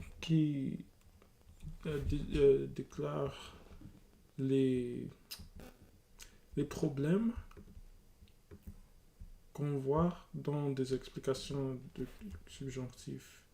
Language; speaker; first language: French; non-native, learner; English